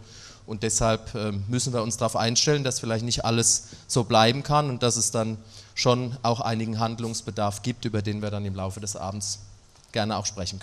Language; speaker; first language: German; native; German